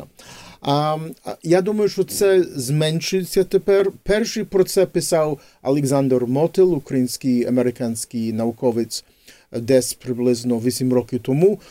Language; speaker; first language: Ukrainian; early bilingual, heritage; English